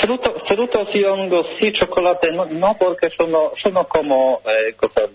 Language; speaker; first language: Spanish; non-native, learner; Polish